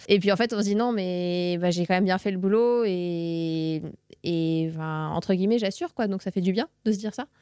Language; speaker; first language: French; native; French